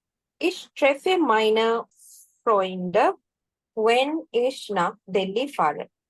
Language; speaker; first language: German; non-native, learner; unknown